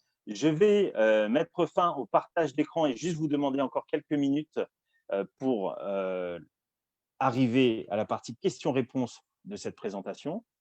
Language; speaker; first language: French; native; French